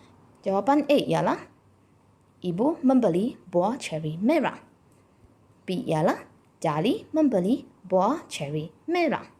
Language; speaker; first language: Indonesian; non-native, local second language; Chinese